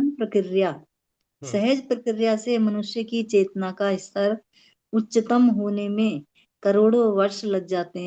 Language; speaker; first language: Hindi; native; Hindi